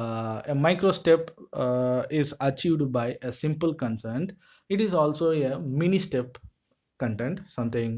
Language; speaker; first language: English; non-native, local second language; Tamil